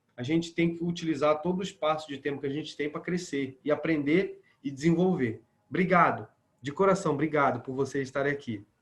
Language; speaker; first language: Portuguese; native; Portuguese